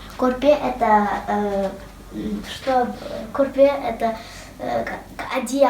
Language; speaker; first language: Russian; non-native, local second language; Kazakh